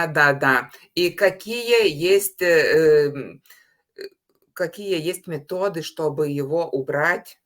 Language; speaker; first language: Russian; non-native, fluent; Lithuanian